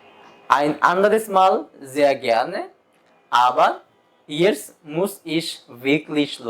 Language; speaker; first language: German; non-native, fluent; Bangla